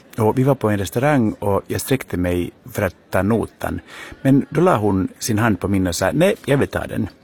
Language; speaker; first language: Swedish; native; Swedish